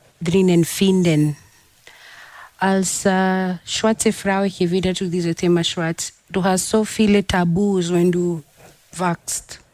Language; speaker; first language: German; non-native, fluent; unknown